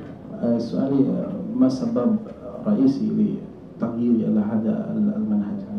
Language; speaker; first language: Arabic; non-native, fluent; Indonesian